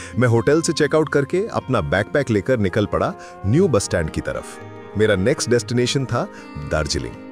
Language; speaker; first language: Hindi; non-native, fluent; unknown